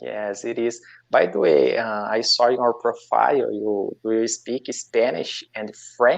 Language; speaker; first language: English; non-native, learner; Portuguese